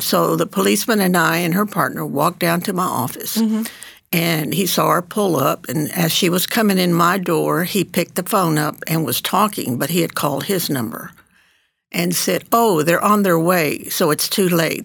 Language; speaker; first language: English; early bilingual, other home language; Spanish